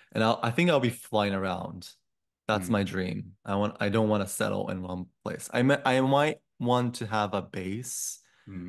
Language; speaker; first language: English; non-native, fluent; Japanese